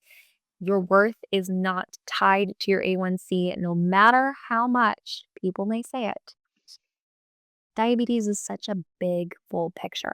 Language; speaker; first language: English; native; English